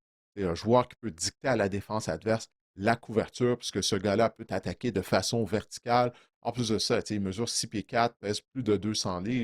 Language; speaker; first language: French; native; French